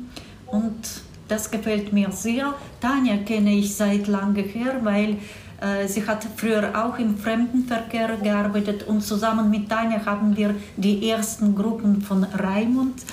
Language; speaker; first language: German; non-native, fluent; Russian